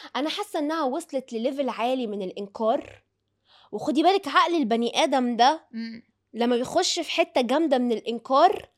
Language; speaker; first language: Egyptian Arabic; native; Egyptian Arabic